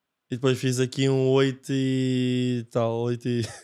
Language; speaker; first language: Portuguese; non-native, fluent; Japanese